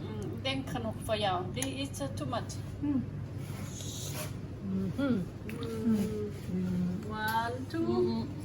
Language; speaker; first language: Dutch; non-native, learner; Thai